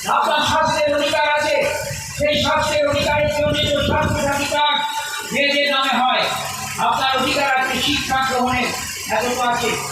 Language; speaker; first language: Bangla; native; Bangla